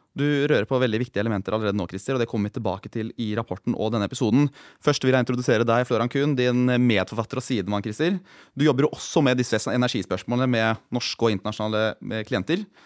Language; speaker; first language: Norwegian; native; Norwegian